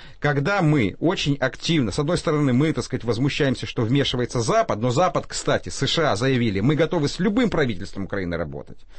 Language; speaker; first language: Russian; native; Russian